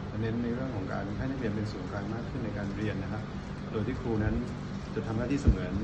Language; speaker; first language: Thai; native; Thai